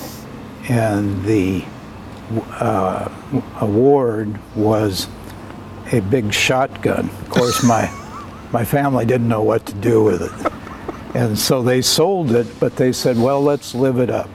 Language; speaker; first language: English; native; English